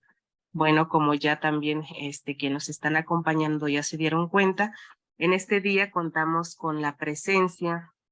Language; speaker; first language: Spanish; native; Spanish